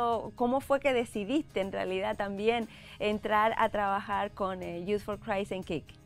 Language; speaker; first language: Spanish; native; Spanish